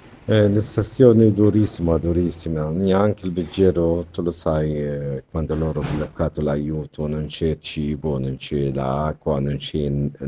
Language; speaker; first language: Italian; non-native, learner; Arabic